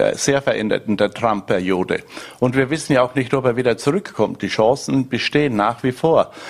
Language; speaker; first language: German; native; German